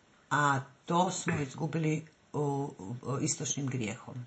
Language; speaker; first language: Croatian; native; Croatian